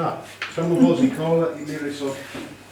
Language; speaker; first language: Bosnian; non-native, learner; English